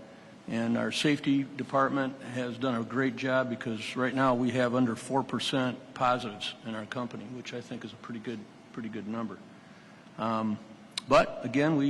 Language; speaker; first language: English; native; English